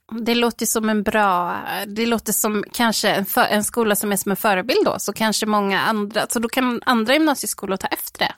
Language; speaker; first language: Swedish; native; Swedish